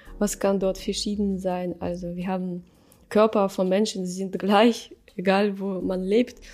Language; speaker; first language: German; non-native, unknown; Russian